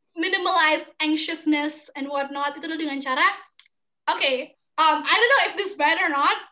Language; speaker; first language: English; non-native, fluent; Indonesian